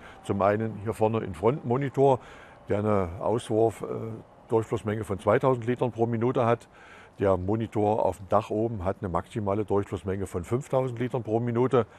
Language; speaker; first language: German; native; German